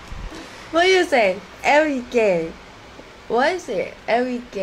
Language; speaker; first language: English; non-native, learner; Thai